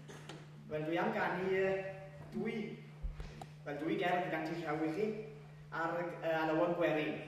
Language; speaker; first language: Welsh; native; Welsh